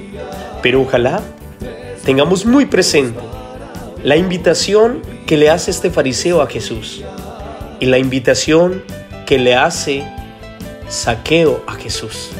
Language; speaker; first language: Spanish; native; Spanish